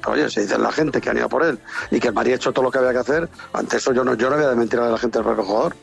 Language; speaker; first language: Spanish; native; Spanish